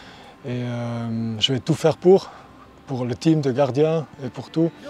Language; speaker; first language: French; non-native, local second language; German